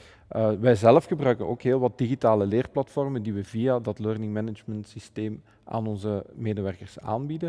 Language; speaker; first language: Dutch; native; Dutch